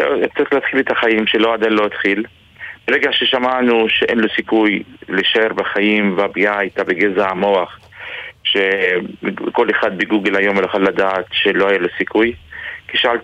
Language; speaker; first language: Hebrew; non-native, local second language; Arabic